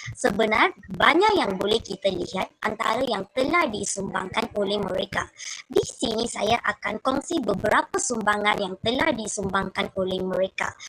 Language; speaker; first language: Malay; non-native, local second language; Tamil